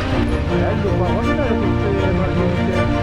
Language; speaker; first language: Italian; native; Italian